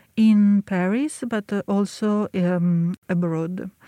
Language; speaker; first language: English; non-native, fluent; Italian